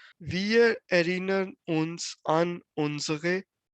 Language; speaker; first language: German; non-native, fluent; Urdu